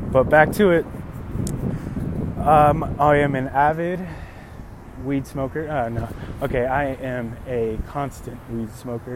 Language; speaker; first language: English; native; English